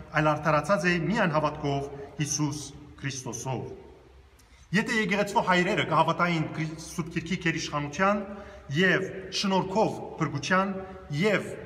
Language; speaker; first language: Armenian; early bilingual, heritage; Armenian